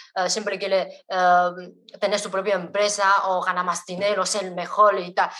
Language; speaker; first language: Spanish; non-native, fluent; Chinese